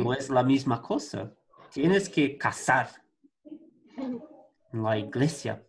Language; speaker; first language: Spanish; non-native, learner; Portuguese